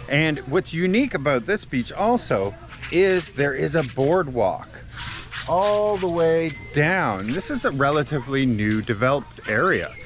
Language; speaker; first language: English; native; English